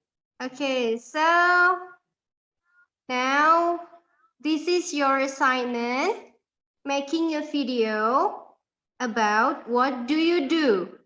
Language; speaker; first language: English; non-native, fluent; Indonesian